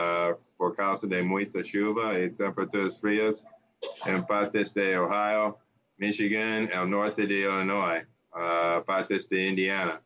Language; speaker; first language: Portuguese; non-native, learner; English